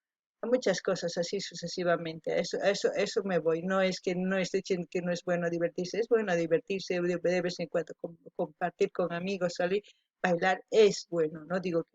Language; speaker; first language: Spanish; non-native, local second language; Quechua